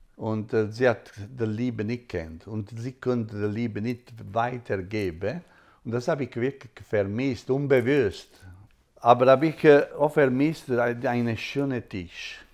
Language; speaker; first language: German; non-native, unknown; Italian